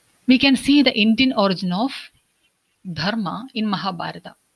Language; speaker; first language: English; non-native, local second language; Malayalam